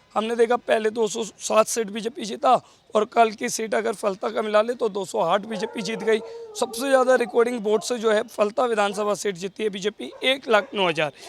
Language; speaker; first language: Hindi; native; Hindi